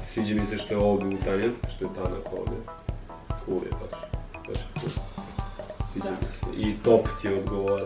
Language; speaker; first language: Bosnian; native; Bosnian